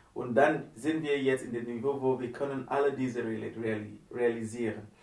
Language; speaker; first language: German; non-native, learner; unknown